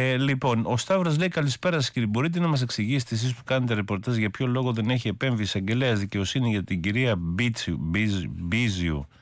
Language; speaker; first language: Greek; native; Greek